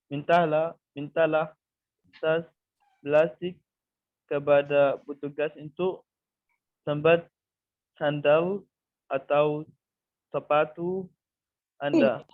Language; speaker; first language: Indonesian; non-native, learner; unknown